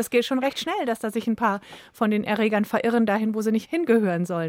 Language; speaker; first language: German; native; German